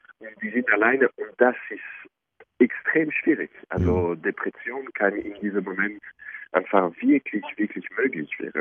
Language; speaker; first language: German; non-native, fluent; French